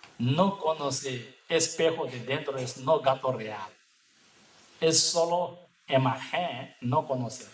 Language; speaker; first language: Spanish; non-native, learner; Tibetan